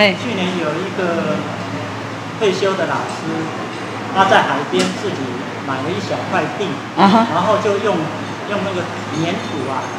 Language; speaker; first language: Chinese; native; Chinese